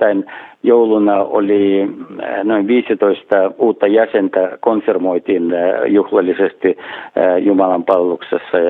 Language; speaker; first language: Finnish; non-native, fluent; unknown